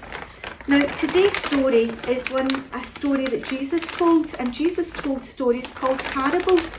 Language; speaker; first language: English; native; English